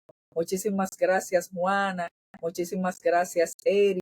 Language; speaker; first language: Spanish; native; Spanish